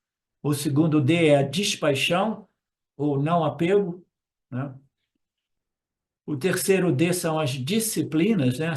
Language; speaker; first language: Portuguese; native; Portuguese